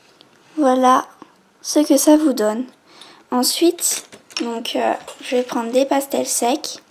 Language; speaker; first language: French; native; French